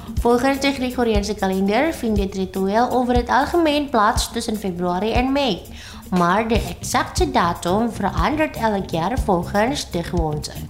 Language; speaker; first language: Dutch; non-native, fluent; Indonesian